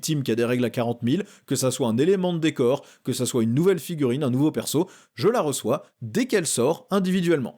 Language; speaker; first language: French; native; French